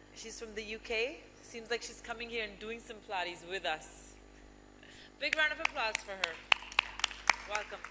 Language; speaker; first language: English; native; English